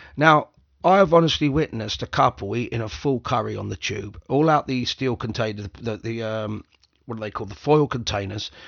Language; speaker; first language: English; native; English